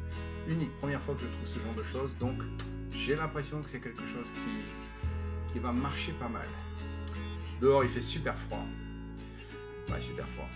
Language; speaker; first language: French; native; French